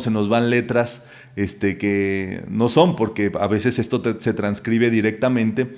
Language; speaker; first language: Spanish; native; Spanish